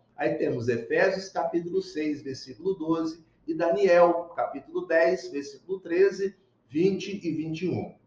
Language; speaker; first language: Portuguese; native; Portuguese